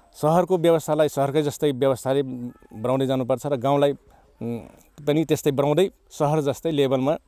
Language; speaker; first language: Nepali; non-native, local second language; Rana Tharu